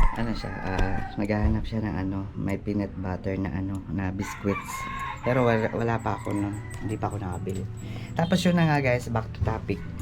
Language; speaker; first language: Filipino; non-native, local second language; Waray